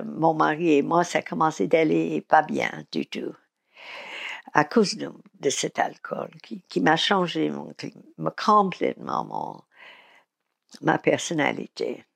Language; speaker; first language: French; non-native, fluent; English